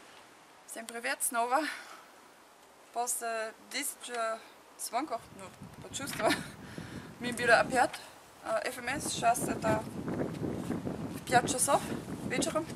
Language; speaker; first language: Russian; non-native, learner; German